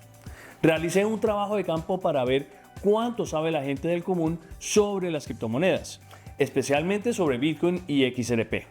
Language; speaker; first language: Spanish; native; Spanish